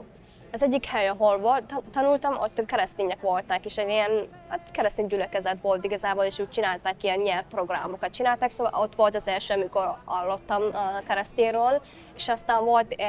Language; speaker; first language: Hungarian; non-native, fluent; Somali